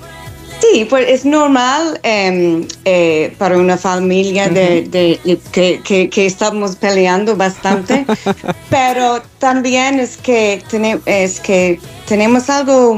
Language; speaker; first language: Spanish; non-native, fluent; English